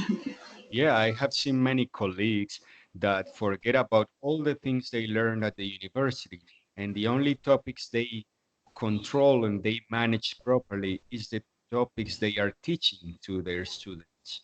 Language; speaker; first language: English; non-native, fluent; Spanish